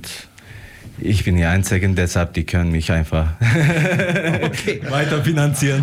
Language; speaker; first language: German; non-native, fluent; Turkish